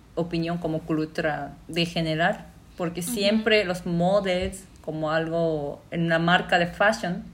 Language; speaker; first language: Spanish; non-native, fluent; Japanese